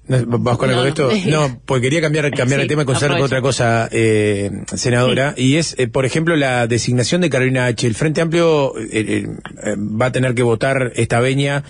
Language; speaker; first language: Spanish; native; Spanish